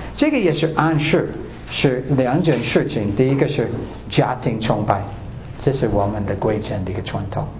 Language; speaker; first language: Chinese; non-native, fluent; English